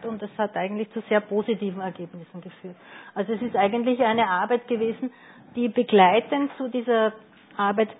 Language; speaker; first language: German; native; German